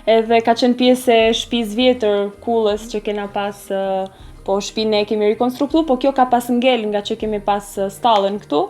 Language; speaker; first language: Albanian; native; Albanian